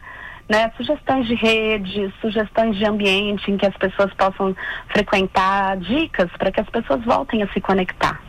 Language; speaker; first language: Portuguese; native; Portuguese